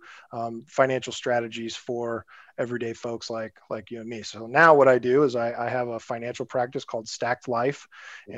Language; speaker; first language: English; native; English